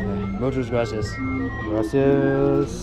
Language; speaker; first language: Spanish; non-native, learner; English